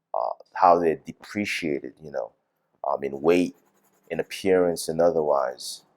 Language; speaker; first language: English; native; English